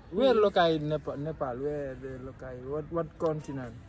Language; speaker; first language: English; non-native, learner; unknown